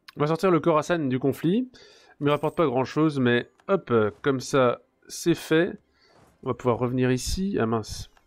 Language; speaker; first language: French; native; French